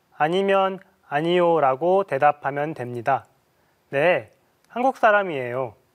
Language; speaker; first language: Korean; native; Korean